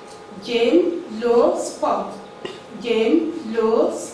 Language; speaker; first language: French; non-native, fluent; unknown